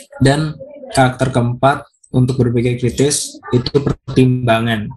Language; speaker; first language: Indonesian; native; Indonesian